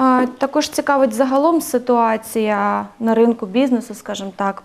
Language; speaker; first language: Ukrainian; native; Ukrainian